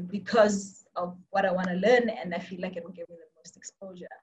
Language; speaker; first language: English; non-native, local second language; Tswana